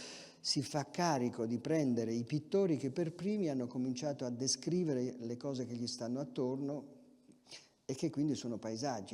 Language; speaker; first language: Italian; native; Italian